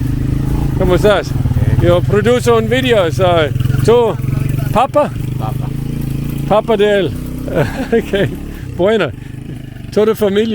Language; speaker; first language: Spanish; non-native, learner; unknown